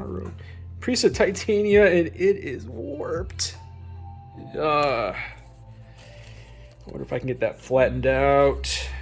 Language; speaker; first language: English; native; English